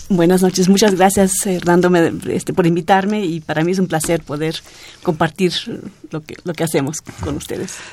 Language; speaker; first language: Spanish; non-native, fluent; German